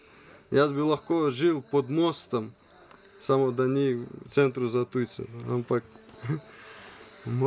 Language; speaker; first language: Slovenian; non-native, learner; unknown